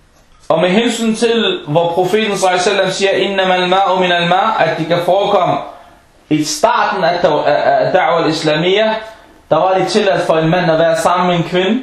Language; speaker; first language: Danish; non-native, fluent; Arabic